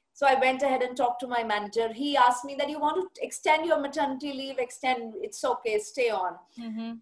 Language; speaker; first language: English; non-native, local second language; Punjabi